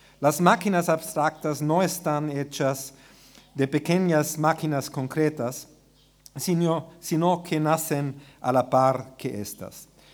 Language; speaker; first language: Spanish; non-native, learner; German